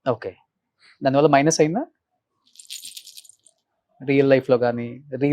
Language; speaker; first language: Telugu; native; Telugu